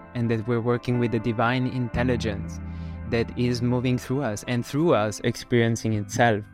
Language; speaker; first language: English; non-native, fluent; Slovenian